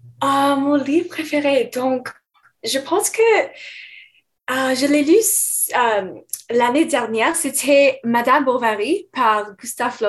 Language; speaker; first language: French; non-native, fluent; English